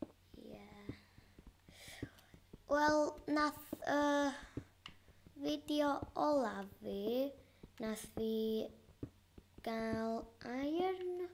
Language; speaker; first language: Welsh; non-native, local second language; English